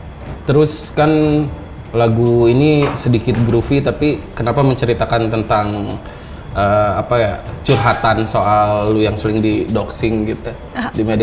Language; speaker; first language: Indonesian; native; Indonesian